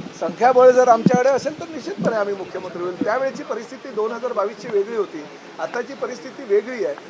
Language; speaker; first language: Marathi; native; Marathi